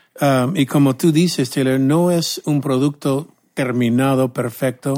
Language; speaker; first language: Spanish; non-native, fluent; English